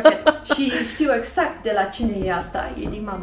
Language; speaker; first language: Romanian; non-native, learner; Dutch